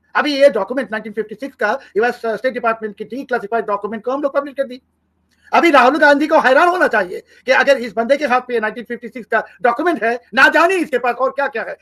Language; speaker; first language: Hindi; non-native, fluent; Bangla